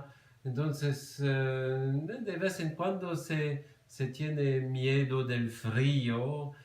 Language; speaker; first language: Spanish; non-native, fluent; French